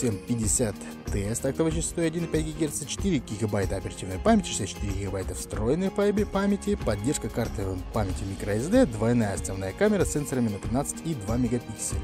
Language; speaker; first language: Russian; native; Russian